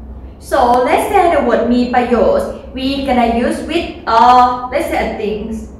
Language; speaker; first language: English; non-native, learner; Thai